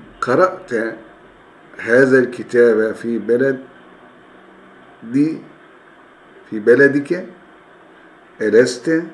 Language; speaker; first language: Arabic; non-native, fluent; Turkish